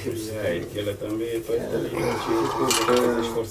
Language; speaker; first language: Portuguese; non-native, fluent; Chinese